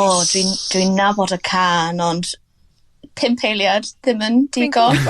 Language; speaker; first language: Welsh; non-native, local second language; English